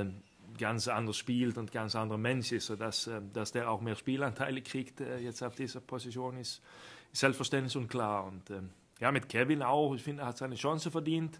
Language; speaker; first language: German; non-native, fluent; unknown